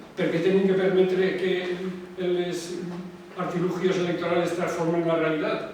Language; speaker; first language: Catalan; non-native, local second language; Spanish